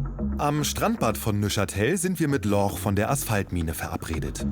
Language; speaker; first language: German; native; German